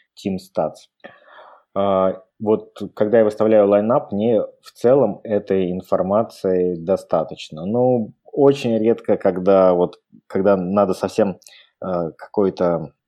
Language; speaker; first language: Russian; native; Russian